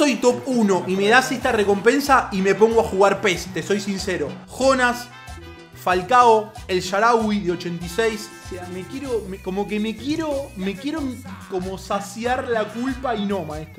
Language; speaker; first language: Spanish; native; Spanish